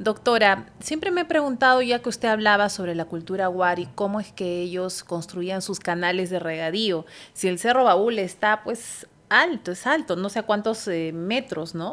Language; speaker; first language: Spanish; native; Spanish